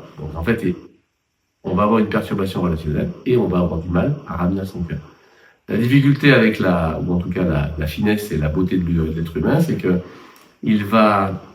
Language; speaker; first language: French; native; French